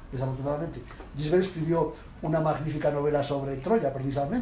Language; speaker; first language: Spanish; native; Spanish